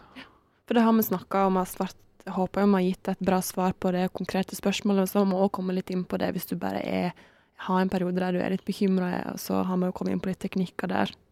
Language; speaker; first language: Norwegian; native; Norwegian